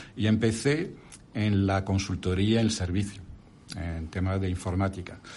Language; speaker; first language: Spanish; non-native, fluent; French